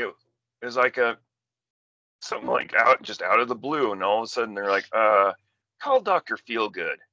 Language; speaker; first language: English; native; English